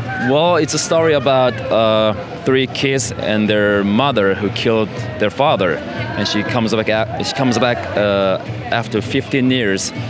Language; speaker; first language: English; non-native, fluent; Japanese